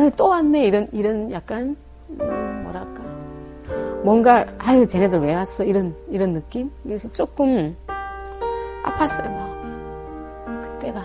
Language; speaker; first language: Korean; native; Korean